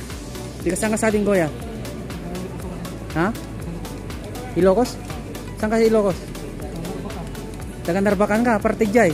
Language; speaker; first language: Filipino; non-native, local second language; Iloko